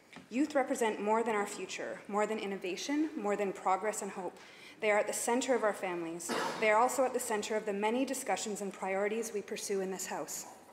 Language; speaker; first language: English; native; English